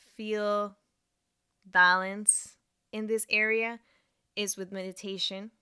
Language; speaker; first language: English; non-native, fluent; Spanish